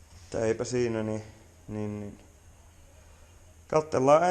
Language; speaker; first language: Finnish; native; Finnish